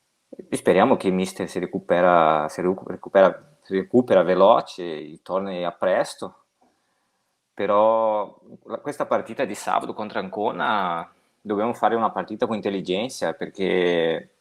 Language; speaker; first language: Italian; non-native, fluent; Portuguese